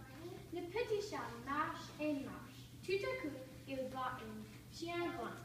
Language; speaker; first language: French; non-native, learner; English